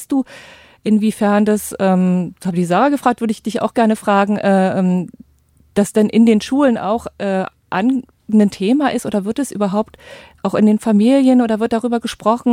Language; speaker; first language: German; native; German